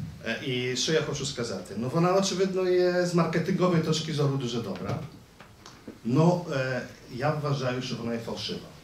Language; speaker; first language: Ukrainian; native; Ukrainian